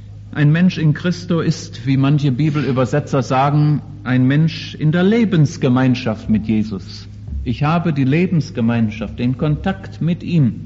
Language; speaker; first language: German; native; German